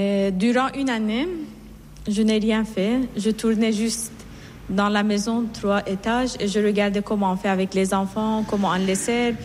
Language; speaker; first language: French; non-native, fluent; Assyrian Neo-Aramaic